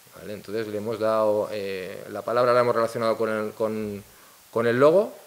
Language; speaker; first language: Spanish; non-native, local second language; Catalan